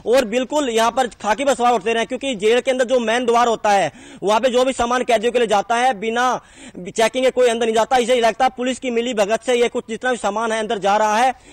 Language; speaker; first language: Hindi; native; Hindi